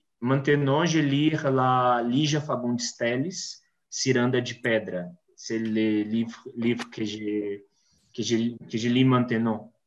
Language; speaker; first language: French; non-native, learner; Portuguese